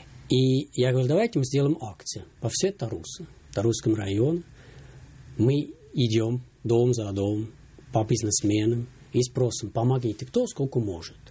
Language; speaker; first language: Russian; non-native, fluent; Swiss German